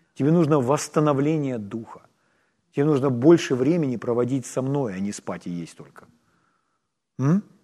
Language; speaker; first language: Russian; non-native, local second language; Ukrainian